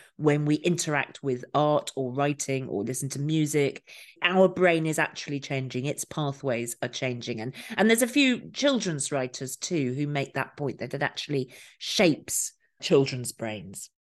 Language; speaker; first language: English; native; English